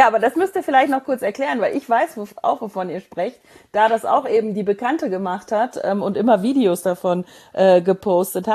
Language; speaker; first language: German; native; German